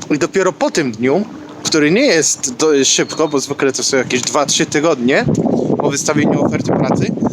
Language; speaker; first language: Polish; native; Polish